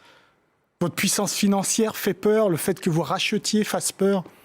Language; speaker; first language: French; native; French